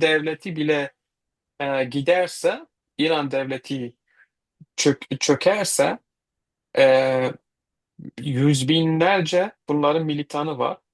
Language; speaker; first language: Turkish; non-native, fluent; Kurdish